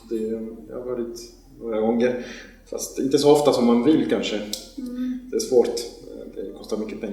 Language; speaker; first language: Swedish; non-native, fluent; Spanish